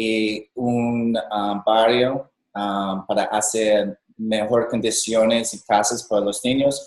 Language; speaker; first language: Spanish; non-native, learner; English